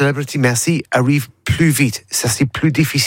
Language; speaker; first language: French; non-native, learner; English